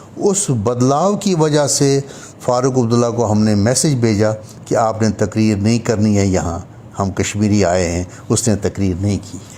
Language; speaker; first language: Urdu; non-native, local second language; Kashmiri